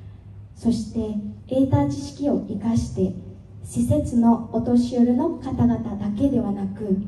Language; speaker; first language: Japanese; non-native, fluent; Vietnamese